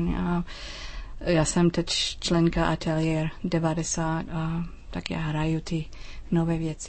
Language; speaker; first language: Czech; non-native, learner; English